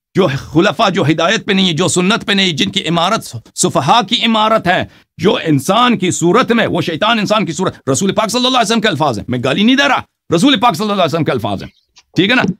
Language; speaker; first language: Urdu; non-native, fluent; Persian